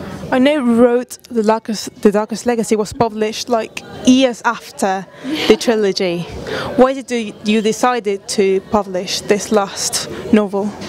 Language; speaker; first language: English; non-native, fluent; Spanish